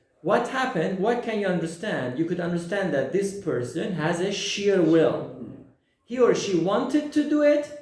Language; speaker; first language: English; non-native, fluent; Persian